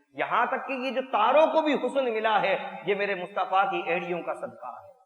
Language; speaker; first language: Urdu; native; Urdu